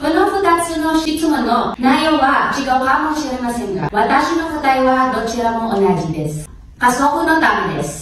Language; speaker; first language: Japanese; non-native, learner; Filipino